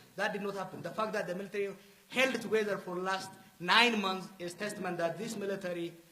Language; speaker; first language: English; non-native, local second language; Amharic